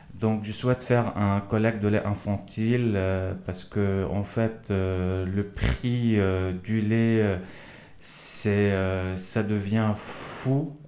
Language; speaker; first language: French; non-native, local second language; Arabic